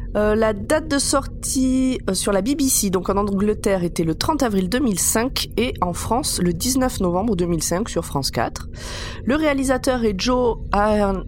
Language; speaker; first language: French; native; French